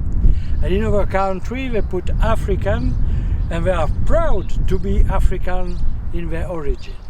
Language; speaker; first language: English; non-native, fluent; French